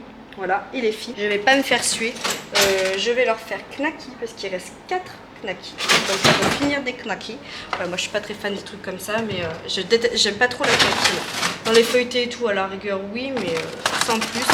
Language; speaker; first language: French; native; French